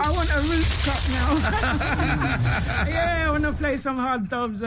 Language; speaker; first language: English; native; English